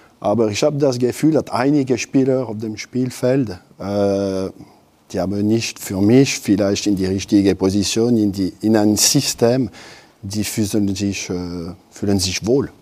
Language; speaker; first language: German; non-native, local second language; French